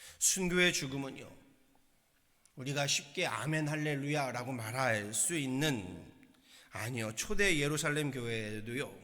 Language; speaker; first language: Korean; native; Korean